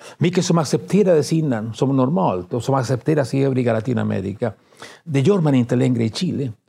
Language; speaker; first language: Swedish; non-native, fluent; Spanish